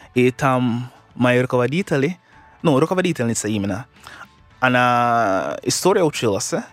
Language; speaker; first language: Russian; non-native, fluent; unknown